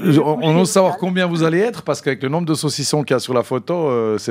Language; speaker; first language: French; native; French